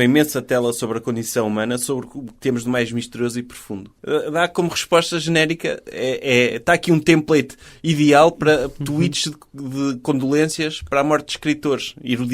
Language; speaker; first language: Portuguese; native; Portuguese